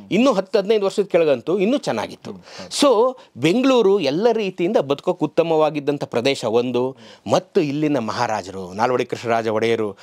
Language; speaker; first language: Kannada; native; Kannada